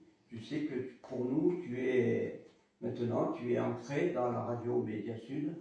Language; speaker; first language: French; native; French